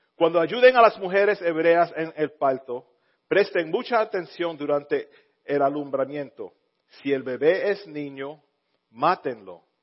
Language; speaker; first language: Spanish; early bilingual, heritage; Spanish